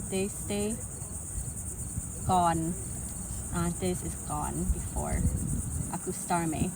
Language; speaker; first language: Spanish; non-native, learner; Lao